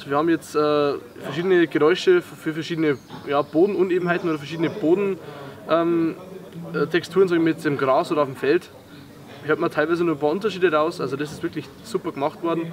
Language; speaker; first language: German; native; German